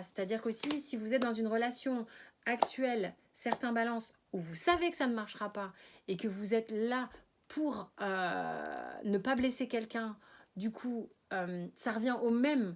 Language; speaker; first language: French; native; French